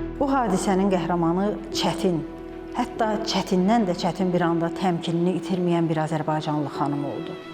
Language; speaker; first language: Azerbaijani; native; Azerbaijani